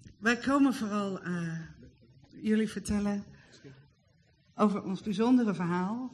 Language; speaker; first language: Dutch; native; Dutch